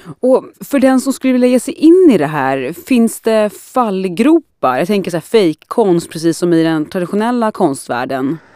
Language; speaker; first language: Swedish; native; Swedish